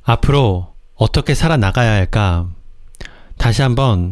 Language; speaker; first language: Korean; native; Korean